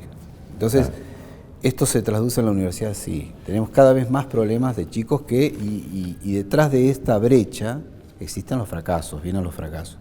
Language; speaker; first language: Spanish; native; Spanish